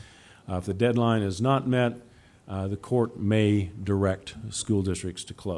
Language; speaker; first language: English; native; English